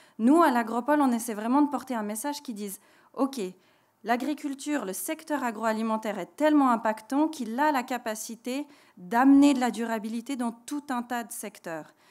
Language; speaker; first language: French; native; French